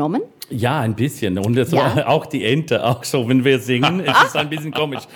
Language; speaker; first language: German; non-native, learner; English